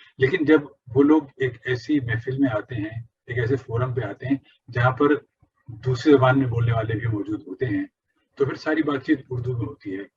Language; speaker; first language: Urdu; native; Urdu